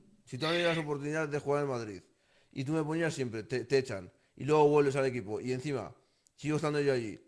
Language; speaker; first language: Spanish; native; Spanish